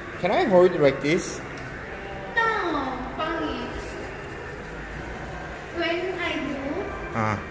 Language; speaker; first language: English; non-native, local second language; Filipino